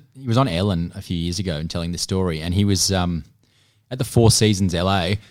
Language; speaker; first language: English; native; English